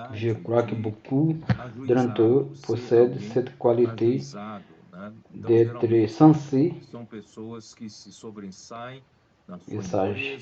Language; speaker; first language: French; non-native, learner; Portuguese